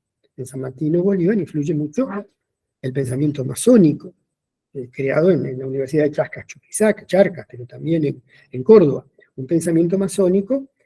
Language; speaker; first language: Spanish; native; Spanish